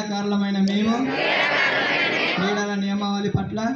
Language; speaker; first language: Telugu; native; Telugu